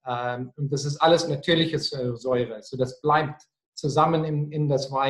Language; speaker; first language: German; non-native, fluent; Afrikaans